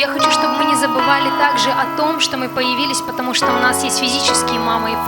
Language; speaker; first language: Russian; native; Russian